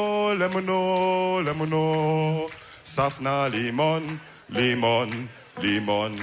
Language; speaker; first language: German; early bilingual, other home language; Wolof